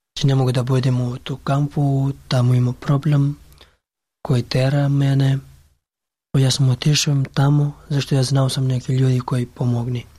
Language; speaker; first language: Serbian; non-native, learner; Pashto